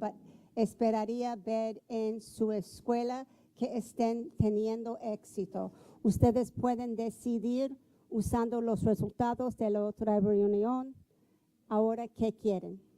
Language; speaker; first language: Spanish; non-native, fluent; English